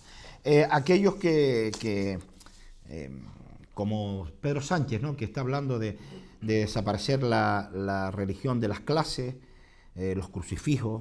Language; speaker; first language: Spanish; native; Spanish